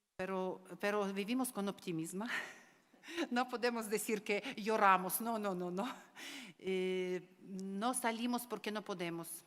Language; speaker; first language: Spanish; non-native, learner; Ukrainian